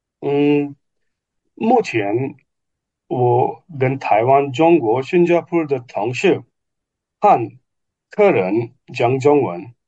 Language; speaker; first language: Chinese; non-native, learner; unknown